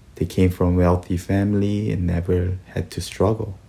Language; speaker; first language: English; early bilingual, other home language; Korean